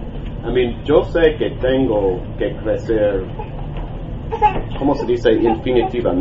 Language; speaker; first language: Spanish; non-native, learner; English